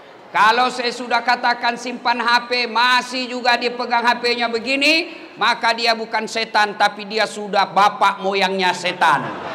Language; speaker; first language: Malay; non-native, local second language; Buginese